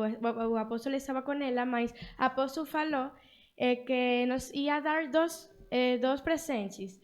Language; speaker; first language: Portuguese; early bilingual, other home language; Spanish